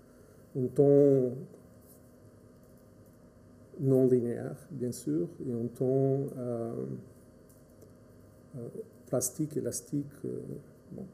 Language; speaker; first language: French; non-native, fluent; Portuguese